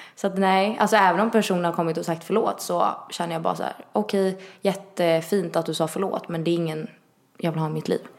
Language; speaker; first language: Swedish; early bilingual, other home language; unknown